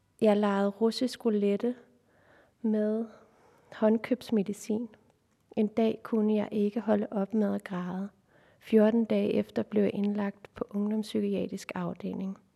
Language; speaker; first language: Danish; native; Danish